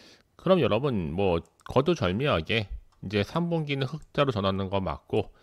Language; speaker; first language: Korean; native; Korean